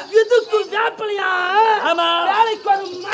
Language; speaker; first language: Tamil; native; Tamil